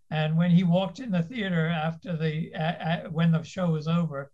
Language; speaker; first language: English; native; English